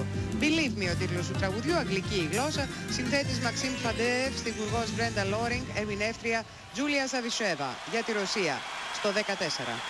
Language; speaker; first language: Greek; native; Greek